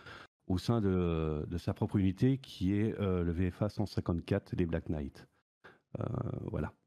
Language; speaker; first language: French; native; French